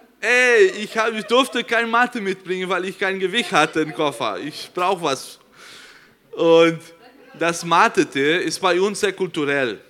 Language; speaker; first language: German; non-native, learner; Portuguese